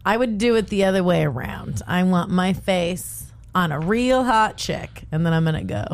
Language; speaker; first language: English; native; English